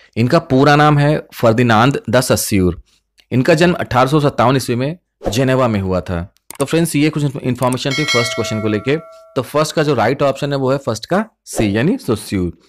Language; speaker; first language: Hindi; native; Hindi